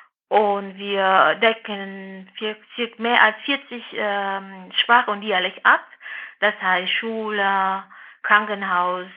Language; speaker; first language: German; non-native, fluent; Vietnamese